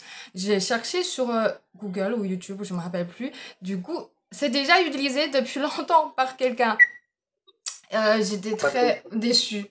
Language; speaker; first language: French; non-native, fluent; Chinese